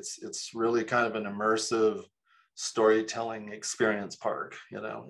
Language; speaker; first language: English; native; English